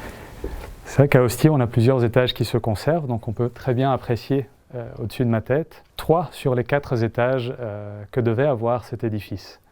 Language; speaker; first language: French; non-native, fluent; Italian